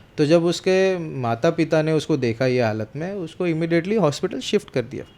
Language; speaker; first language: Hindi; non-native, local second language; Marathi